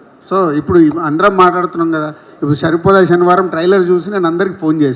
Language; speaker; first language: Telugu; native; Telugu